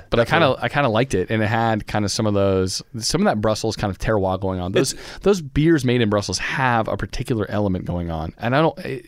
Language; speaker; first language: English; native; English